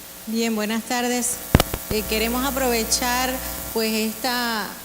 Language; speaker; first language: Spanish; native; Spanish